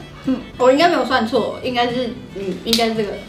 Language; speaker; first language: Chinese; native; Chinese